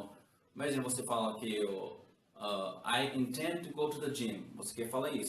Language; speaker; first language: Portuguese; non-native, learner; English